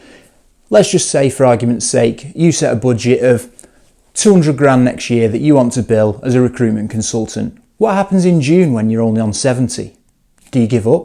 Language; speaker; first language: English; native; English